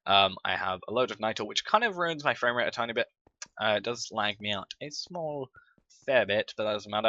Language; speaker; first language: English; native; English